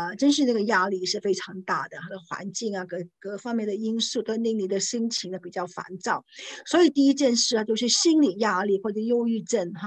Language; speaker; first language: Chinese; non-native, local second language; Cantonese